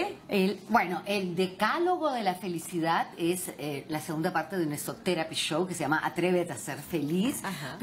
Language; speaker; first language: Spanish; native; Spanish